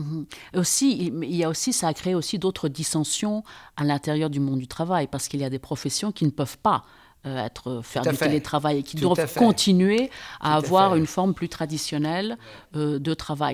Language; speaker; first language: French; native; French